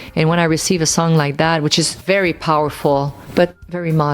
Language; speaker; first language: English; non-native, local second language; French